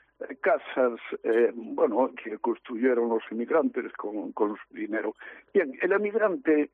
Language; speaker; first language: Spanish; native; Spanish